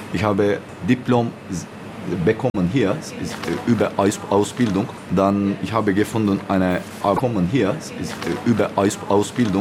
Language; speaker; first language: German; non-native, learner; Turkish